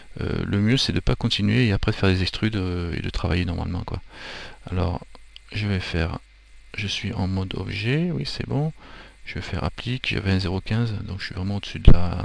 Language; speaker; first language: French; native; French